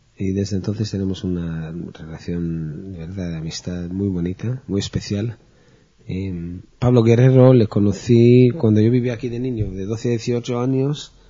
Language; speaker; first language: Spanish; non-native, fluent; Hebrew